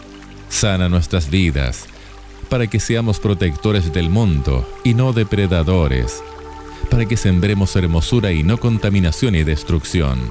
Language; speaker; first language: Spanish; native; Spanish